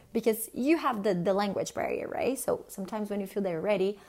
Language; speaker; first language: English; non-native, fluent; Portuguese